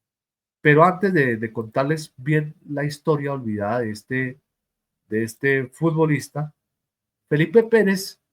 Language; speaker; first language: Spanish; native; Spanish